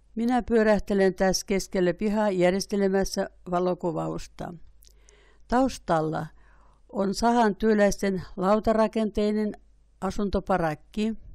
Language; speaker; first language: Finnish; early bilingual, heritage; Finnish